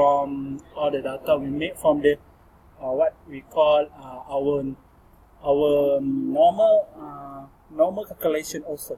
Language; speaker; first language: English; non-native, learner; Malay